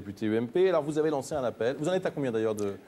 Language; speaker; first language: French; native; French